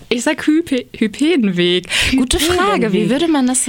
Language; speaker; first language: German; native; German